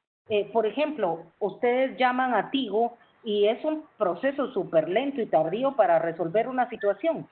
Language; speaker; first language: Spanish; native; Spanish